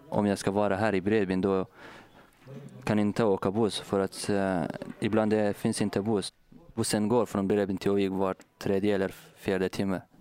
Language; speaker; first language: Swedish; non-native, fluent; Persian